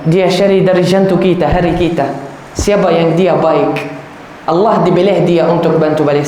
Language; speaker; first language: Indonesian; non-native, learner; Arabic